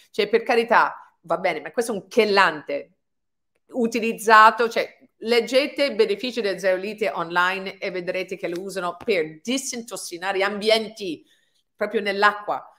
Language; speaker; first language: Italian; non-native, fluent; English